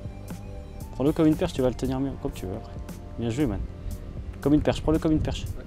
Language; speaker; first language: French; native; French